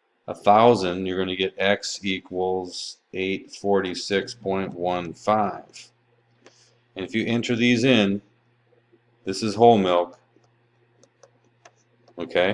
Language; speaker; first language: English; native; English